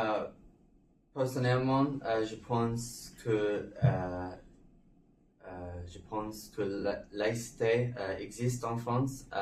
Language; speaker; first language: French; non-native, learner; English